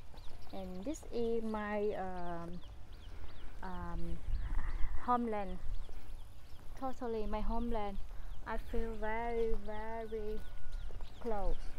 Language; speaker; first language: English; non-native, fluent; Vietnamese